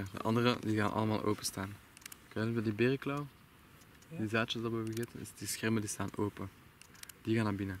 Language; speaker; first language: Dutch; native; Dutch